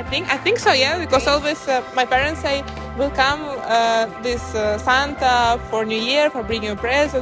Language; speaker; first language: English; non-native, learner; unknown